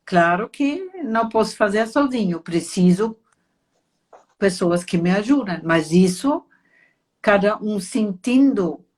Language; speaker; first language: Portuguese; non-native, fluent; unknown